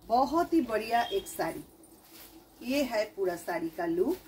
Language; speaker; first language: Hindi; non-native, local second language; Bangla